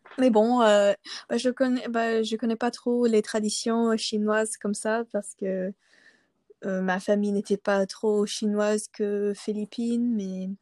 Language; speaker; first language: French; non-native, local second language; English